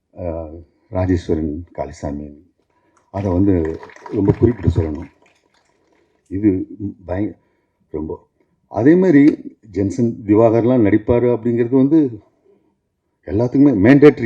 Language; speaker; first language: Tamil; native; Tamil